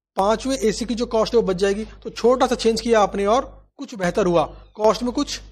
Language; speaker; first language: Hindi; native; Hindi